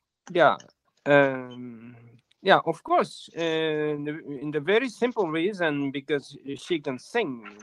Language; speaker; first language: English; non-native, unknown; Japanese